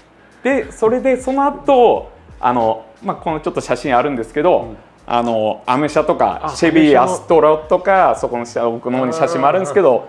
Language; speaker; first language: Japanese; native; Japanese